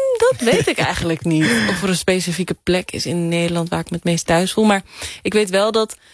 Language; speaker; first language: Dutch; native; Dutch